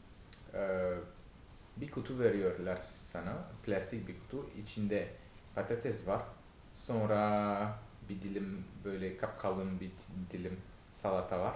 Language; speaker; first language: Turkish; non-native, fluent; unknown